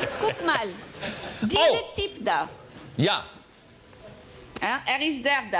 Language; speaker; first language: German; non-native, fluent; French